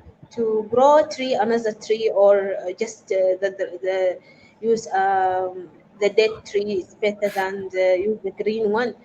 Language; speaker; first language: English; non-native, fluent; Arabic